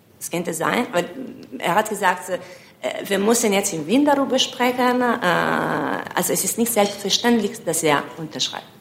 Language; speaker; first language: German; non-native, fluent; Italian